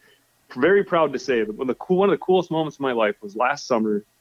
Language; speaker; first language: English; native; English